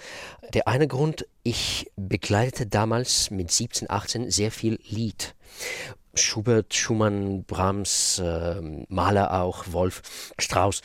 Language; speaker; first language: German; non-native, fluent; Russian